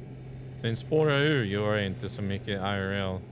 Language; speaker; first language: Swedish; non-native, fluent; English